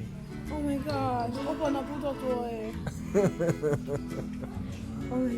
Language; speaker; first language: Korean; non-native, learner; English